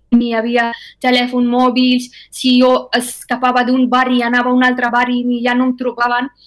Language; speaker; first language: Catalan; non-native, fluent; Persian